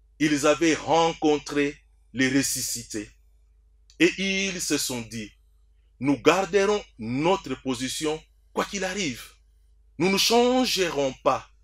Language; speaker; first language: French; non-native, local second language; Swahili